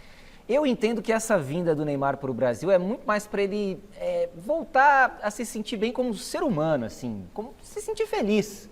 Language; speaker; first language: Portuguese; native; Portuguese